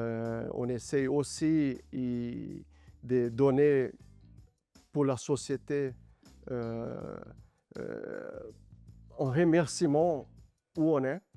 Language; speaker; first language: French; non-native, fluent; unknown